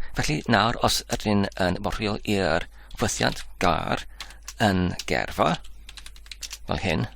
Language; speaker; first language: Welsh; non-native, learner; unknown